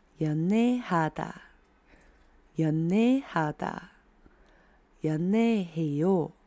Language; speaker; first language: Korean; non-native, fluent; Chinese